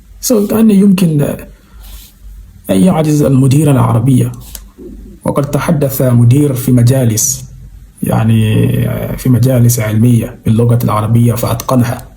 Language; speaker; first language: Arabic; non-native, fluent; Yoruba